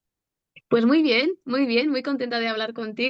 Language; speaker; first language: Spanish; native; Spanish